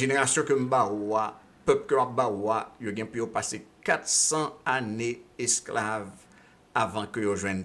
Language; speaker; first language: French; non-native, local second language; Haitian Creole